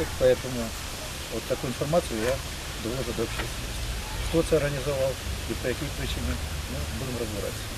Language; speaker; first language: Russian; non-native, local second language; Ukrainian